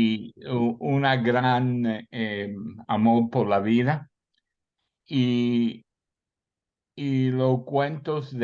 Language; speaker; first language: Spanish; early bilingual, heritage; Spanish